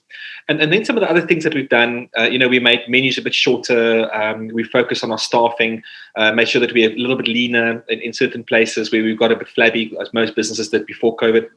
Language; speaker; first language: English; non-native, local second language; Afrikaans